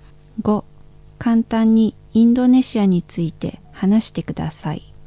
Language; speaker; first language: Japanese; non-native, fluent; Indonesian